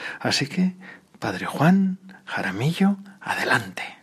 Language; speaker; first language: Spanish; native; Spanish